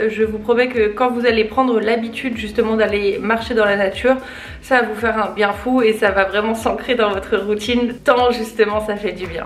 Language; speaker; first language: French; native; French